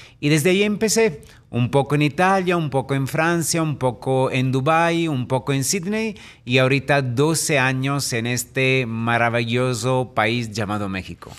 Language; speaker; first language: Spanish; non-native, fluent; Italian